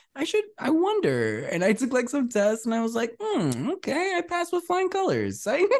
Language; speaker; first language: English; early bilingual, other home language; Spanish